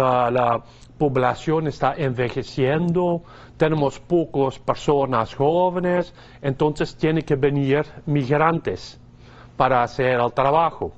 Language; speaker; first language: Spanish; non-native, fluent; Dutch